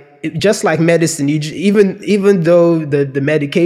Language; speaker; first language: English; non-native, local second language; Yoruba